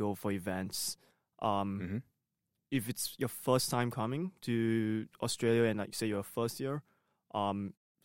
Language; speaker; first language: English; non-native, local second language; Cantonese